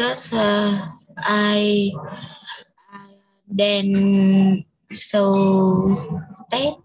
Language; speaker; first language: English; non-native, learner; Vietnamese